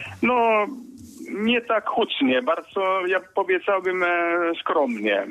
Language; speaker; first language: Polish; non-native, fluent; Finnish